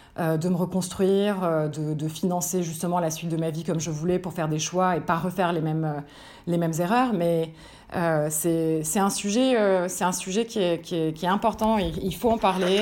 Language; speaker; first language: French; native; French